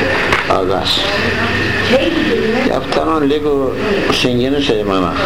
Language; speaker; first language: Greek; non-native, local second language; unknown